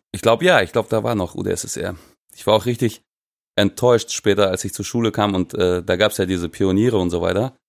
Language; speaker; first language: German; non-native, fluent; Russian